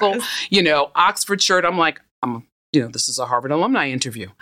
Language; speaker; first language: English; native; English